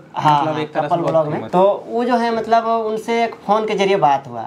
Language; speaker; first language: Hindi; native; Hindi